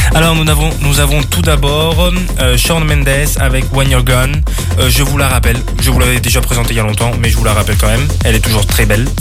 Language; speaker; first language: French; non-native, fluent; Portuguese